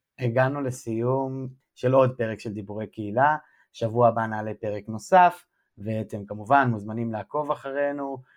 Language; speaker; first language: Hebrew; native; Hebrew